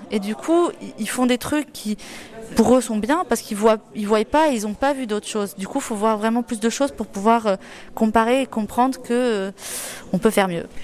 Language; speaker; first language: French; non-native, fluent; Portuguese